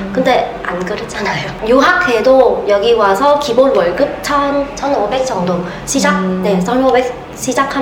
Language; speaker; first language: Korean; non-native, learner; Vietnamese